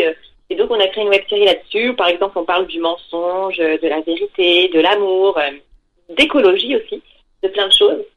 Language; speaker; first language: French; native; French